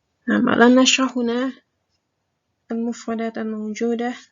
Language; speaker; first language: Arabic; non-native, fluent; Indonesian